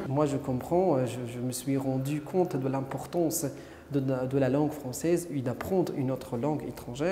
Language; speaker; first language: French; non-native, fluent; Arabic